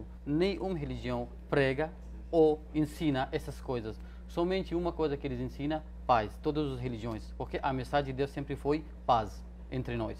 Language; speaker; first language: Portuguese; non-native, fluent; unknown